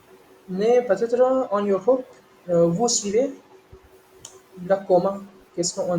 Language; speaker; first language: French; non-native, learner; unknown